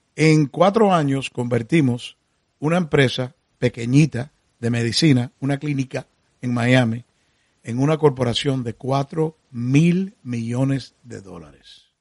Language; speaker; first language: Spanish; early bilingual, heritage; Spanish